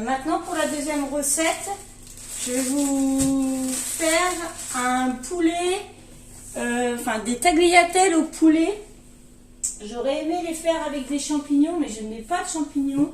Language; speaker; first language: French; native; French